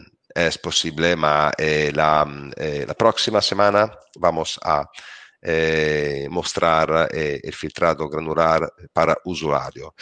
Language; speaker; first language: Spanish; non-native, learner; Italian